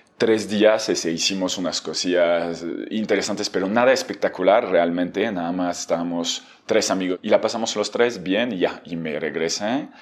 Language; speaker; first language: Spanish; non-native, fluent; French